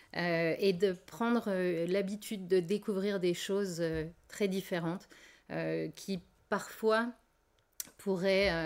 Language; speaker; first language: French; native; French